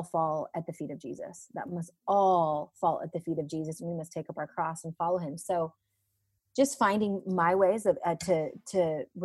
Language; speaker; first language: English; native; English